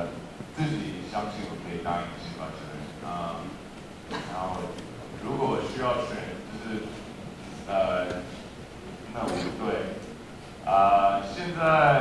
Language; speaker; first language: Chinese; early bilingual, heritage; English